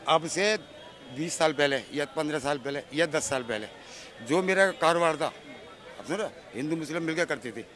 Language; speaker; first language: Hindi; native; Hindi